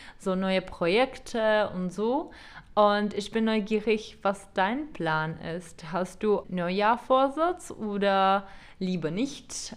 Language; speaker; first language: German; non-native, fluent; Czech